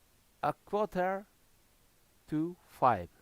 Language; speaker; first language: English; non-native, learner; Japanese